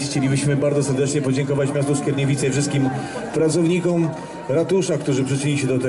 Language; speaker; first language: Polish; native; Polish